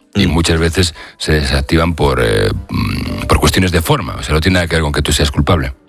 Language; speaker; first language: Spanish; native; Spanish